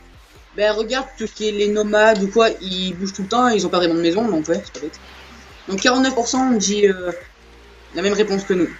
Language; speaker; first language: French; native; French